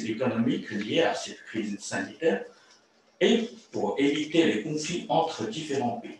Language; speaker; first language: French; non-native, fluent; Chinese